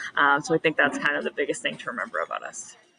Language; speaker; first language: English; native; English